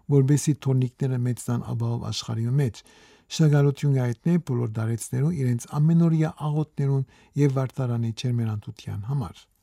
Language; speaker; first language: Armenian; early bilingual, heritage; Armenian